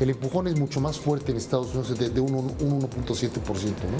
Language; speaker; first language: Spanish; native; Spanish